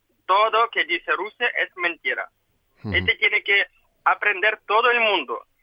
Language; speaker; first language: Spanish; non-native, learner; Ukrainian